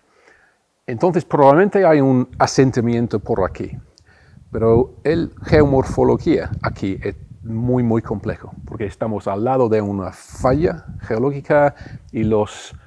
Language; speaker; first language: Spanish; non-native, fluent; English